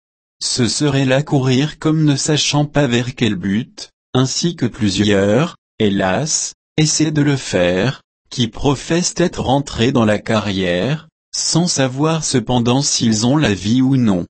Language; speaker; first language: French; native; French